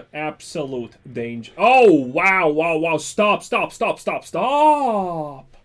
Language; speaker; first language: English; non-native, fluent; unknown